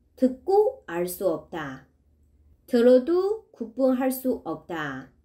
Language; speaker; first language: Korean; non-native, fluent; Chinese